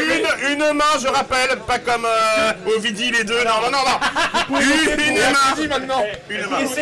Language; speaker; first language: French; native; French